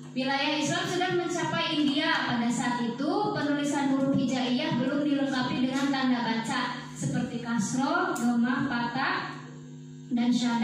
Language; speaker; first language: Indonesian; native; Indonesian